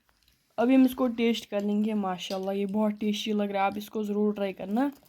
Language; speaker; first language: Hindi; non-native, local second language; Kashmiri